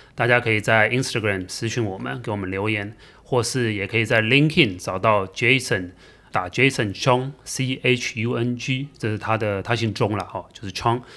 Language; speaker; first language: Chinese; native; Chinese